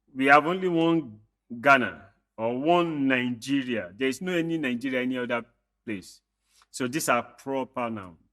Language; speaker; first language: English; non-native, local second language; Yoruba